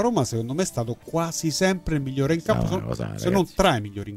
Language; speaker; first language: Italian; native; Italian